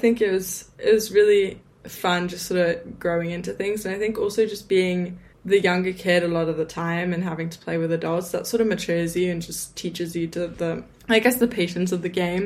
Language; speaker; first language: English; native; English